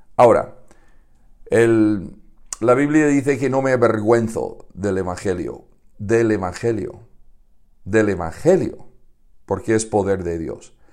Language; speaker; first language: Spanish; non-native, fluent; English